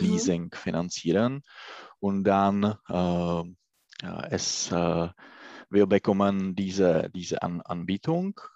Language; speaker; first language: German; non-native, learner; Czech